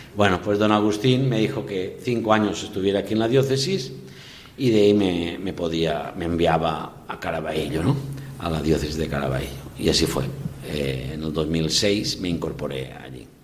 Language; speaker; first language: Spanish; native; Spanish